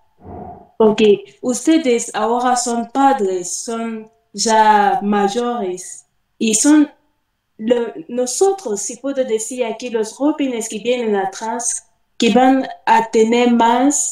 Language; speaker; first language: Spanish; non-native, fluent; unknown